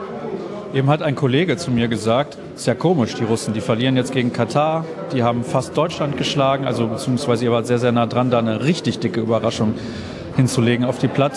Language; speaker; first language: German; native; German